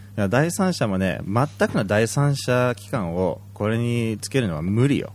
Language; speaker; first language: Japanese; early bilingual, heritage; Japanese